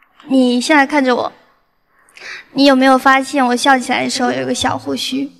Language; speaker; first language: Chinese; native; Chinese